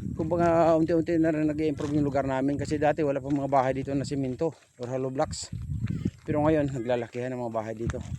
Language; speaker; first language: Filipino; non-native, local second language; Aklanon